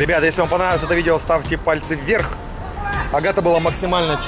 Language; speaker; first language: Russian; native; Russian